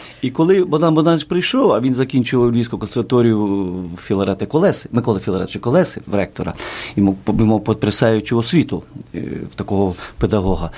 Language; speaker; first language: Ukrainian; native; Ukrainian